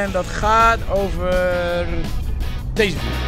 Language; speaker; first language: Dutch; native; Dutch